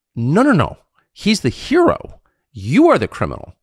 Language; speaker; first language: English; native; English